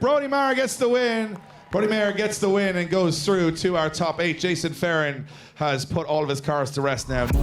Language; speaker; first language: English; native; English